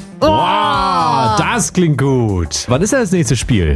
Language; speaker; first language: German; native; German